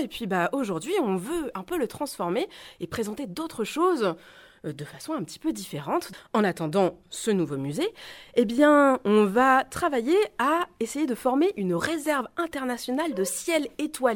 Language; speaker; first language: French; native; French